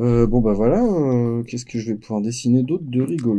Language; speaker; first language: French; native; French